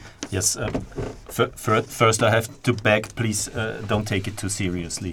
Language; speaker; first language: English; non-native, fluent; German